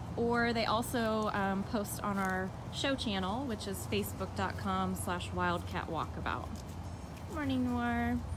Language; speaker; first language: English; native; English